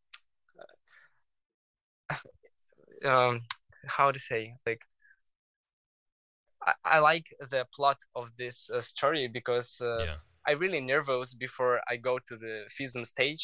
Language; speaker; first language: English; non-native, learner; Russian